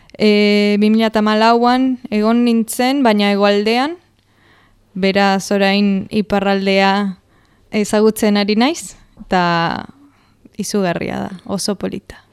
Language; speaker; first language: Basque; non-native, fluent; Spanish